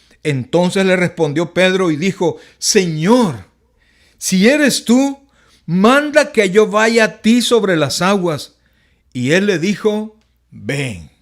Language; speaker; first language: Spanish; native; Spanish